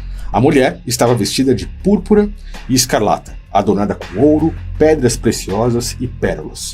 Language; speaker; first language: Portuguese; native; Portuguese